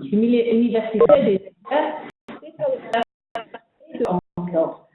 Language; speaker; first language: French; non-native, fluent; English